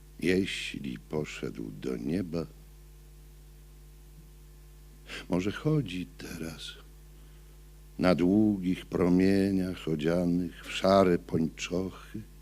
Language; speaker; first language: Polish; native; Polish